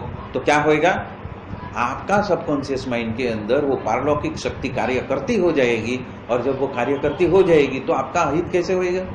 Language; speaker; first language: Hindi; non-native, local second language; Gujarati